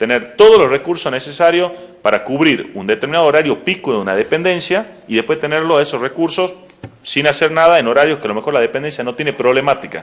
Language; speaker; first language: Spanish; native; Spanish